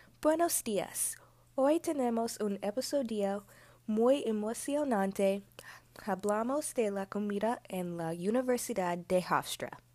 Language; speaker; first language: Spanish; non-native, learner; English